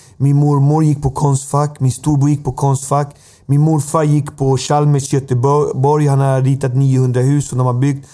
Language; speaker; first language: Swedish; native; Swedish